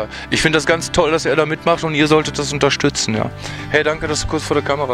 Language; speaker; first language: German; native; German